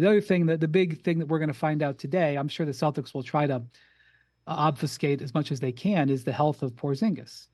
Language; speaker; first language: English; native; English